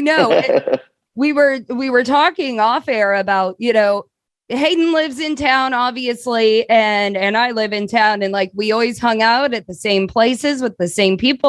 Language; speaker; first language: English; native; English